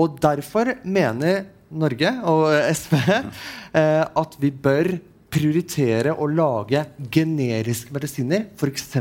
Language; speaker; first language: Norwegian; non-native, fluent; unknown